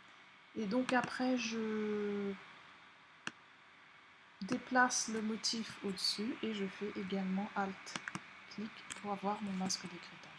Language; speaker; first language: French; native; French